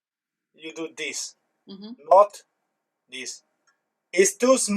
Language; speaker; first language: English; non-native, learner; Italian